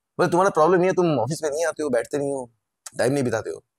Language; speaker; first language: Hindi; non-native, local second language; Bangla